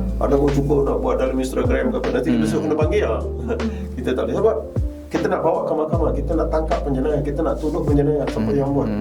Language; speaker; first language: Malay; non-native, local second language; Tamil